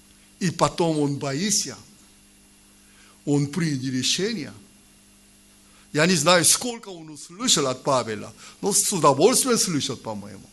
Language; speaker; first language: Russian; non-native, learner; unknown